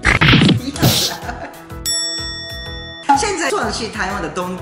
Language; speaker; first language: Chinese; non-native, fluent; Japanese